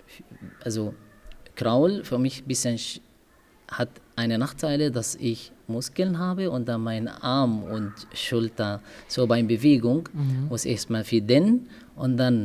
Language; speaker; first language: German; non-native, learner; Arabic